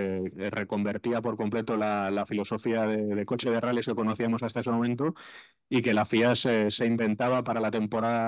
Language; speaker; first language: Spanish; native; Spanish